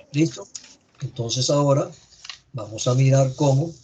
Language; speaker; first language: Spanish; native; Spanish